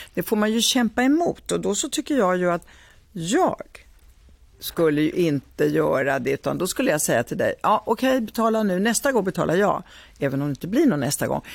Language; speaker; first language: Swedish; early bilingual, other home language; Italian